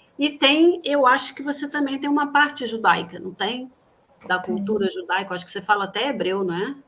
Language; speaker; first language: Portuguese; native; Portuguese